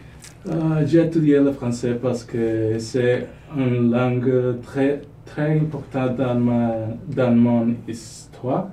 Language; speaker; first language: French; non-native, learner; Spanish